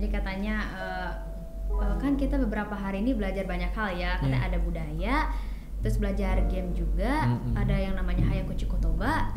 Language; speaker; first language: Indonesian; native; Indonesian